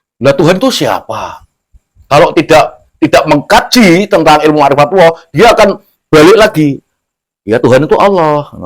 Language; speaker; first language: Indonesian; non-native, local second language; Javanese